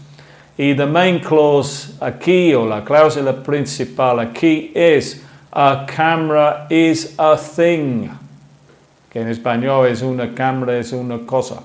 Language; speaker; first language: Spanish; non-native, fluent; English